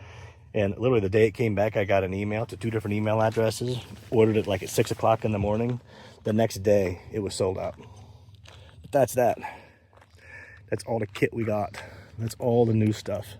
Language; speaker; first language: English; native; English